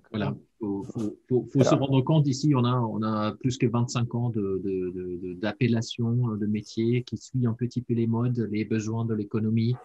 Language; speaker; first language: French; non-native, fluent; German